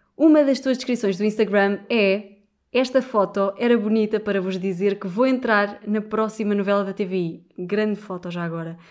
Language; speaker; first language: Portuguese; native; Portuguese